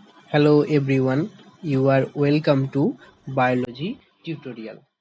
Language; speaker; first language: English; non-native, local second language; Bangla